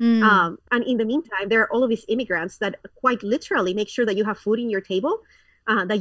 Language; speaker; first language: English; non-native, fluent; Spanish